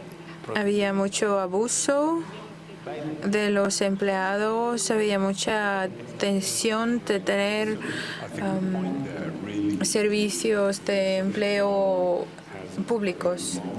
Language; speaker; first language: Spanish; non-native, fluent; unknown